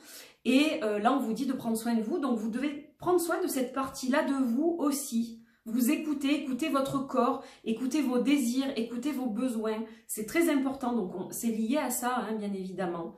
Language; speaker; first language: French; native; French